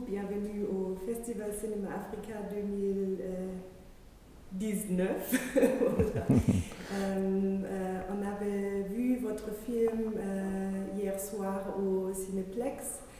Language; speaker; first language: French; non-native, fluent; German